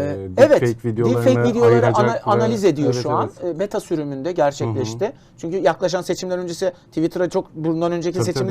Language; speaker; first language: Turkish; native; Turkish